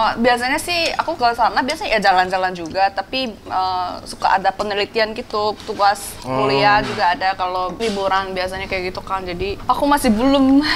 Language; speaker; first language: Indonesian; non-native, fluent; Korean